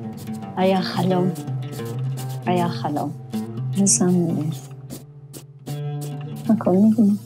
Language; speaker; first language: Hebrew; non-native, fluent; Persian